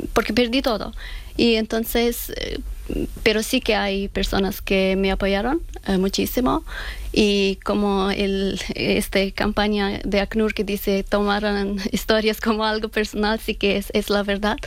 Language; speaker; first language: Spanish; non-native, learner; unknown